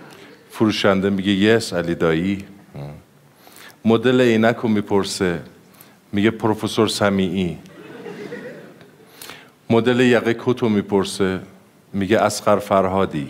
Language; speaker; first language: Persian; native; Persian